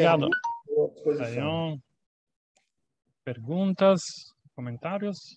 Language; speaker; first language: Portuguese; non-native, fluent; Italian